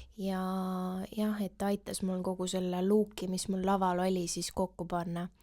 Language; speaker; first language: Estonian; non-native, local second language; Russian